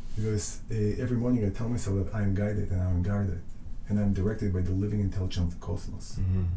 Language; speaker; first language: English; non-native, fluent; Russian